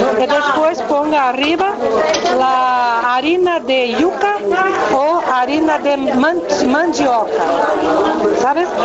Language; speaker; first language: Spanish; non-native, learner; Portuguese